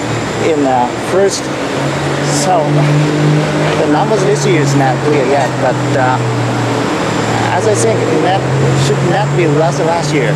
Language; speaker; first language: English; non-native, fluent; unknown